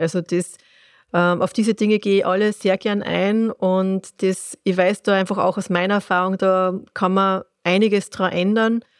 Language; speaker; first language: German; native; German